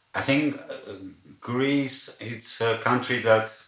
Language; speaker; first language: English; non-native, fluent; Greek